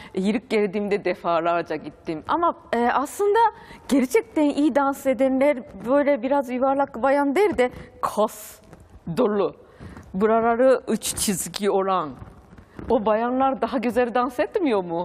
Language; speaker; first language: Turkish; non-native, fluent; Japanese